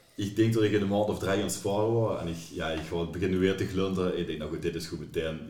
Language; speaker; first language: Dutch; native; Dutch